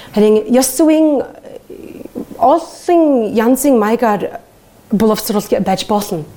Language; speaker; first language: Mongolian; non-native, learner; English